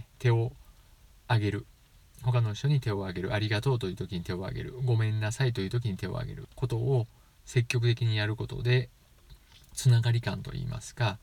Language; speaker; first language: Japanese; native; Japanese